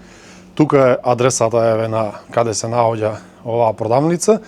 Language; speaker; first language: Macedonian; native; Macedonian